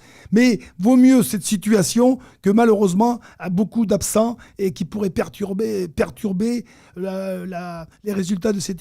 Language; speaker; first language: French; native; French